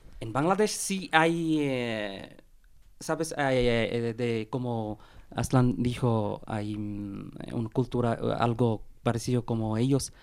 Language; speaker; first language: Spanish; non-native, learner; Bangla